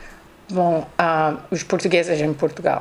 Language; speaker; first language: Portuguese; non-native, learner; English